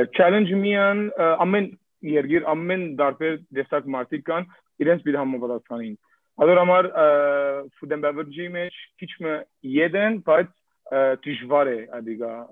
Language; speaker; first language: Armenian; early bilingual, heritage; Armenian